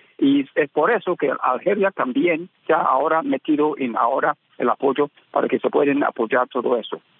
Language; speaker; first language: Spanish; non-native, fluent; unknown